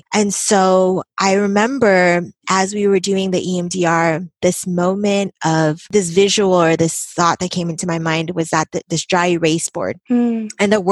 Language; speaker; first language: English; native; English